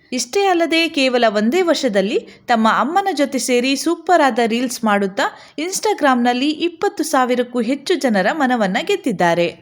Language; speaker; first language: Kannada; native; Kannada